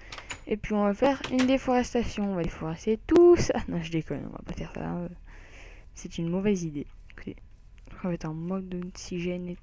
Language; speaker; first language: French; native; French